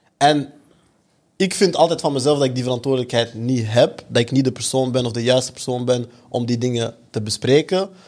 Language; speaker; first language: Dutch; early bilingual, other home language; French